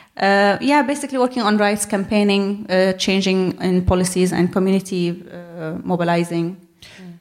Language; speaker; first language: English; non-native, fluent; Arabic